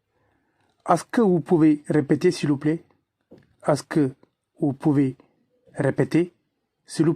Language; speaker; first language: French; non-native, fluent; Tamil